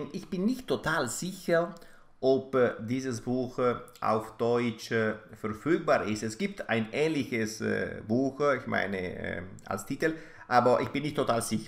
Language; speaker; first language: German; non-native, fluent; Italian